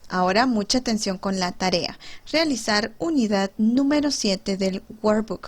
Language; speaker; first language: Spanish; native; Spanish